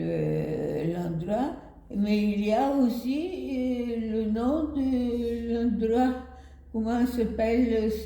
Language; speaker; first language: French; non-native, fluent; Bulgarian